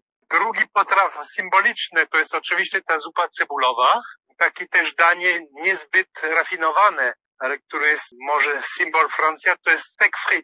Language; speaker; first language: Polish; non-native, fluent; French